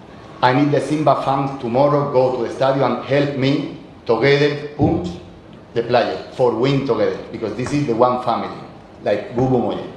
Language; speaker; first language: English; non-native, learner; Spanish